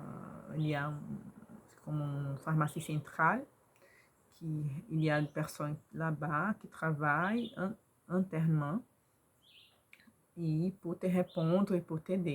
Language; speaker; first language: French; non-native, learner; Portuguese